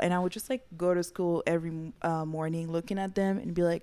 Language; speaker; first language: English; non-native, fluent; Haitian Creole